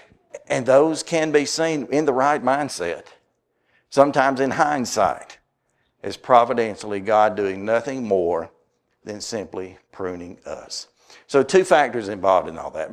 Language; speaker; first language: English; native; English